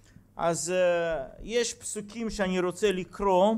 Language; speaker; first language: Hebrew; non-native, fluent; Russian